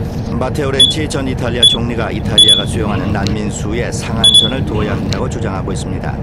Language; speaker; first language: Korean; native; Korean